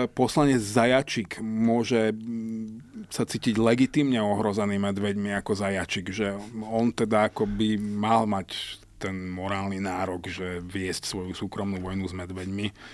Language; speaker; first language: Slovak; non-native, local second language; Hungarian